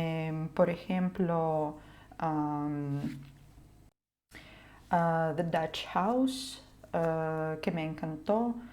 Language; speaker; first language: Spanish; non-native, fluent; Ukrainian